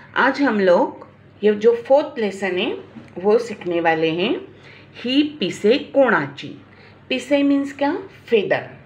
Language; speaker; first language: Hindi; non-native, local second language; Marathi